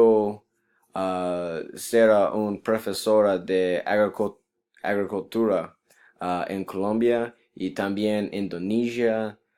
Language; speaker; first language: Spanish; non-native, learner; English